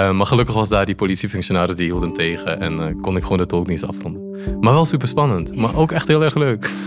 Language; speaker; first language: Dutch; early bilingual, other home language; Polish